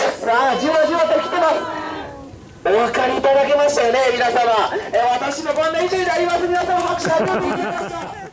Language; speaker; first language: Japanese; native; Japanese